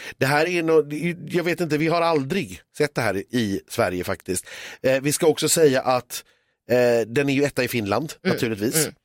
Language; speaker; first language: Swedish; native; Swedish